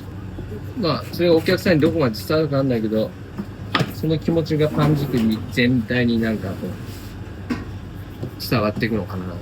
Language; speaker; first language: Japanese; native; Japanese